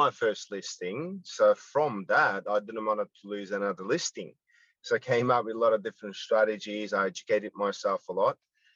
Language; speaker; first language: English; non-native, fluent; Greek